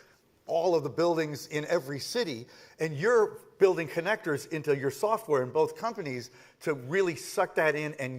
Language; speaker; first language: English; native; English